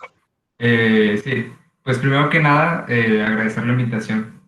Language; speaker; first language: Spanish; native; Spanish